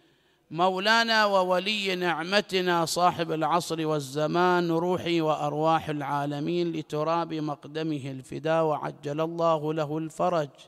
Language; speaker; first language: Arabic; native; Arabic